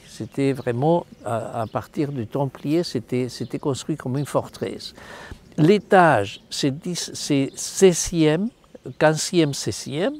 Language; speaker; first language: French; non-native, fluent; Spanish